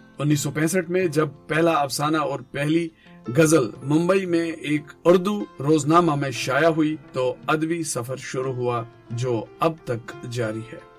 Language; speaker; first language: Urdu; non-native, local second language; Kashmiri